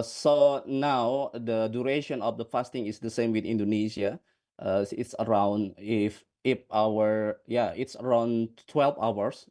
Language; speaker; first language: English; non-native, fluent; Indonesian